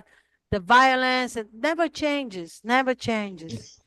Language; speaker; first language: English; non-native, fluent; Portuguese